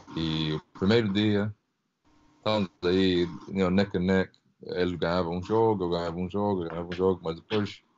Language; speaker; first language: Portuguese; early bilingual, heritage; Portuguese